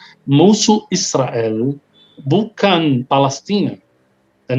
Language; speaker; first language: Indonesian; non-native, fluent; Hebrew